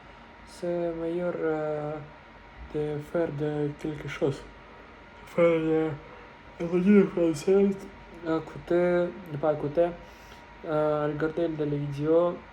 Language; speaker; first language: French; non-native, learner; Russian